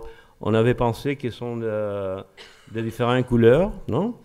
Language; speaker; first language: French; non-native, learner; Spanish